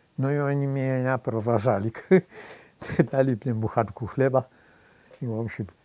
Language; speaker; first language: Russian; non-native, fluent; Polish